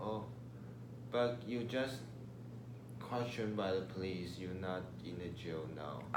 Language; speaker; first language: English; non-native, learner; Chinese